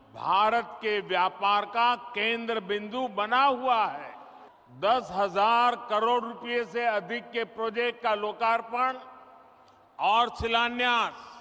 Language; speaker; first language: Hindi; non-native, local second language; Gujarati